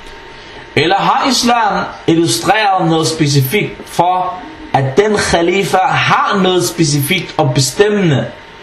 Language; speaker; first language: Danish; non-native, fluent; Arabic